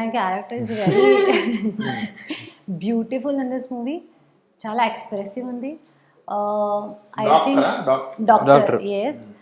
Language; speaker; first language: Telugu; non-native, learner; Hindi